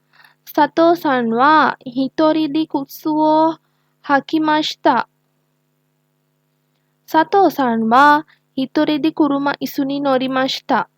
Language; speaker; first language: Japanese; non-native, learner; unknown